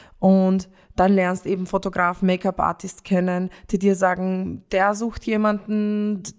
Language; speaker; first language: German; early bilingual, other home language; Romanian